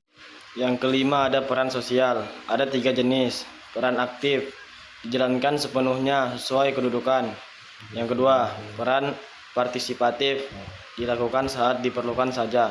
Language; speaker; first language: Indonesian; native; Indonesian